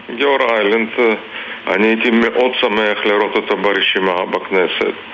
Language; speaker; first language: Hebrew; non-native, fluent; Russian